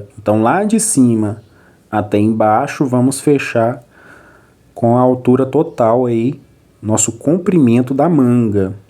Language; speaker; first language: Portuguese; native; Portuguese